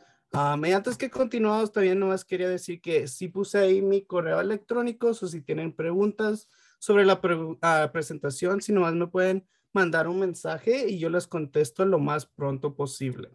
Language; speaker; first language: Spanish; early bilingual, heritage; Spanish